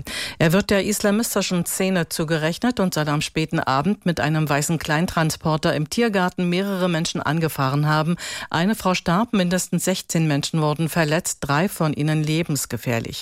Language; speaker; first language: German; native; German